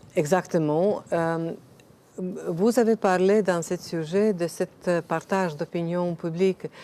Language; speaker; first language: French; non-native, fluent; Latvian